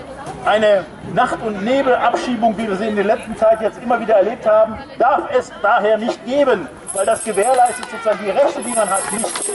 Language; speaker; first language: German; native; German